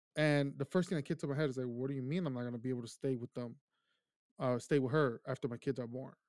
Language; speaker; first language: English; early bilingual, other home language; Spanish